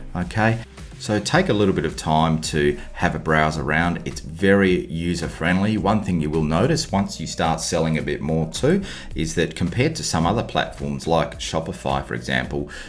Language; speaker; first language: English; native; English